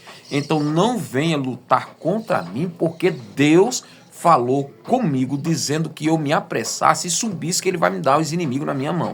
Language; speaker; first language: Portuguese; native; Portuguese